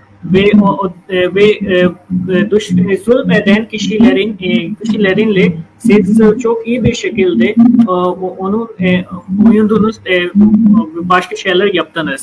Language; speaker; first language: Turkish; non-native, fluent; Urdu